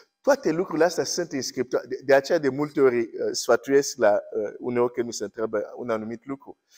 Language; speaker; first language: Romanian; non-native, fluent; English